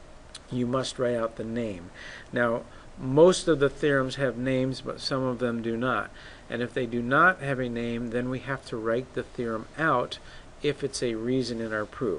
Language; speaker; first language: English; native; English